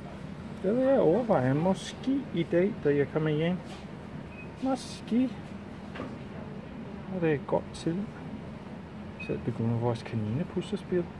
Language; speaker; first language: Danish; non-native, fluent; English